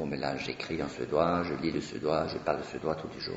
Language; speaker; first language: French; non-native, fluent; Swedish